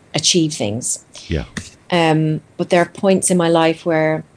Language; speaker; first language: English; non-native, fluent; Greek